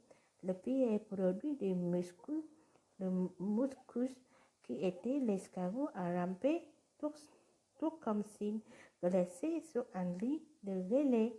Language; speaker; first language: French; non-native, learner; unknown